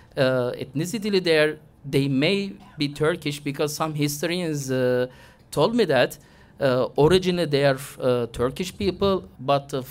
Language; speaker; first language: English; non-native, fluent; Turkish